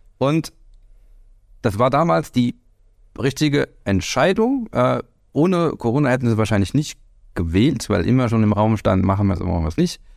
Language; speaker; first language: German; native; German